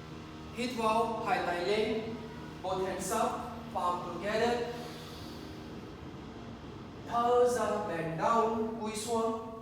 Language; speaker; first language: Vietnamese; non-native, learner; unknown